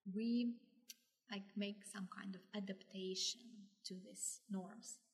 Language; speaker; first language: English; non-native, fluent; Russian